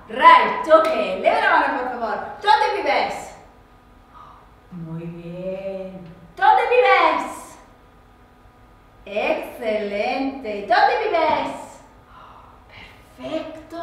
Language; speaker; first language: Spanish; non-native, learner; English